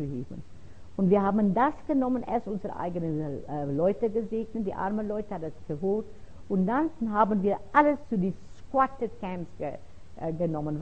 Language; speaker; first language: German; non-native, fluent; Afrikaans